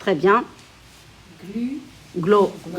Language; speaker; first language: French; non-native, local second language; Arabic